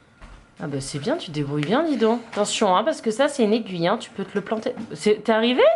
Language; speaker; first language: French; native; French